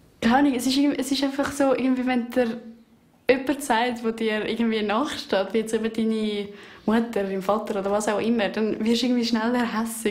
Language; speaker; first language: German; native; German